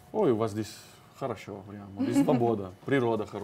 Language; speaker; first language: Russian; non-native, fluent; Italian